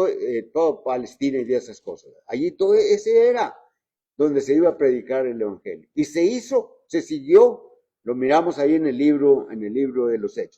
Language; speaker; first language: Spanish; native; Spanish